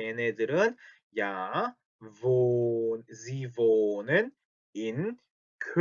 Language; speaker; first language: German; non-native, fluent; Korean